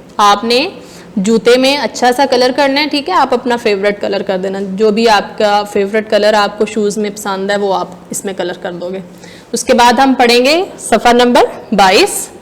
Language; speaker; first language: Hindi; non-native, local second language; Punjabi